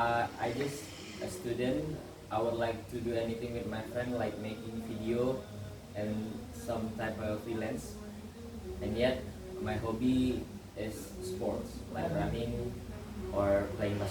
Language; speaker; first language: English; non-native, learner; Indonesian